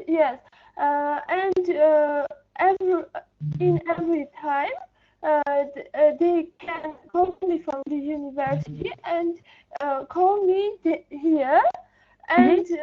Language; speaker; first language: English; non-native, learner; Armenian